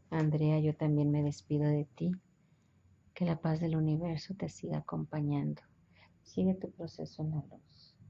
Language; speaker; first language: Spanish; native; Spanish